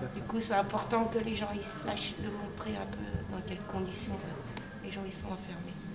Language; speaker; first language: French; native; French